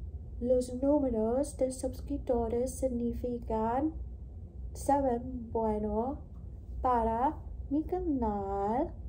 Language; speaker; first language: Spanish; non-native, learner; English